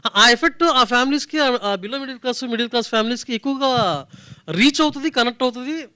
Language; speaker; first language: Telugu; native; Telugu